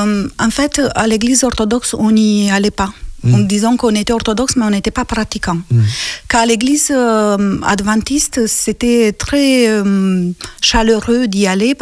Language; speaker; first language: French; non-native, fluent; Romanian